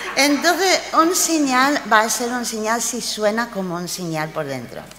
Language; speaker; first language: Spanish; non-native, fluent; English